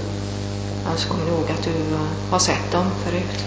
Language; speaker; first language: Swedish; non-native, fluent; Italian